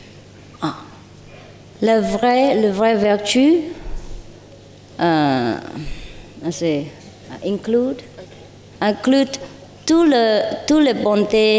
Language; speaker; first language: French; non-native, learner; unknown